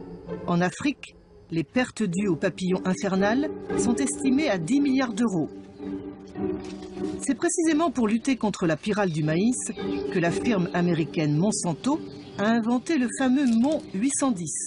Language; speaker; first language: French; native; French